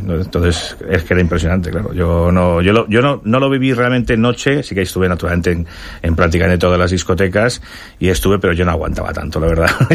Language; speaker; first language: Spanish; native; Spanish